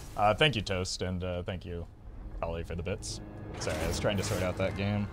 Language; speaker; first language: English; native; English